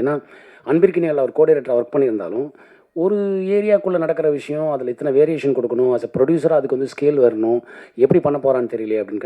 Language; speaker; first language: Tamil; native; Tamil